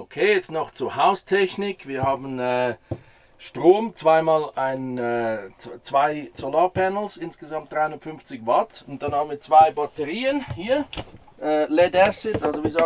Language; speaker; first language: German; native; German